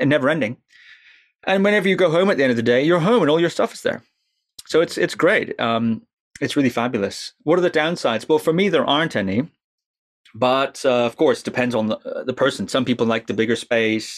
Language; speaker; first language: English; native; English